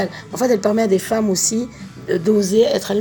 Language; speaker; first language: French; native; French